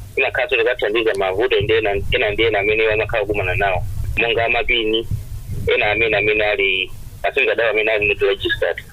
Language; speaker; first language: Nyanja; non-native, local second language; Tumbuka